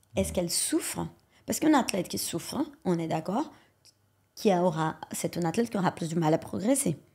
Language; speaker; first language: French; non-native, fluent; Portuguese